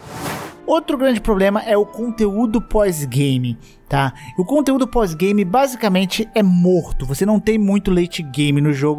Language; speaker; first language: Portuguese; native; Portuguese